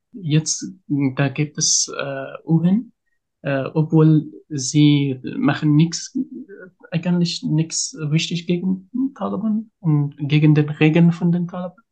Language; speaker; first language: German; non-native, learner; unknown